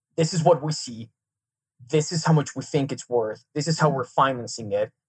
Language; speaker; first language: English; non-native, fluent; Serbian